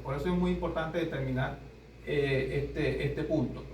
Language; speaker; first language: Spanish; native; Spanish